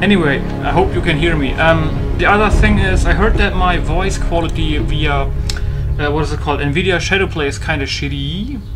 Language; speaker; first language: English; non-native, fluent; German